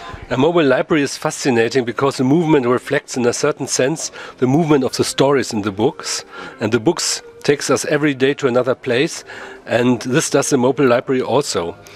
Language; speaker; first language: English; non-native, fluent; German